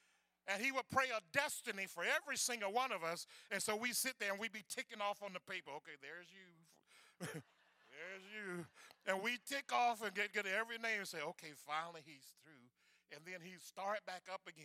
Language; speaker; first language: English; native; English